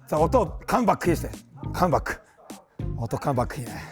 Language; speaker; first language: Mongolian; non-native, learner; Korean